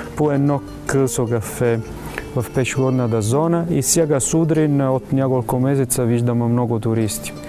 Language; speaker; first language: Bulgarian; non-native, fluent; Italian